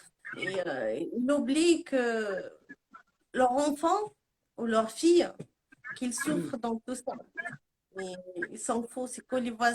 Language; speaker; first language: French; non-native, local second language; Arabic